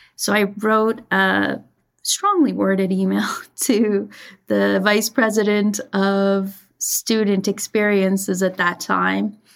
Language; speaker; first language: English; early bilingual, other home language; Persian